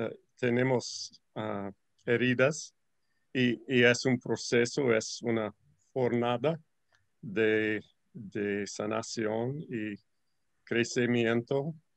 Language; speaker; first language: Spanish; non-native, learner; English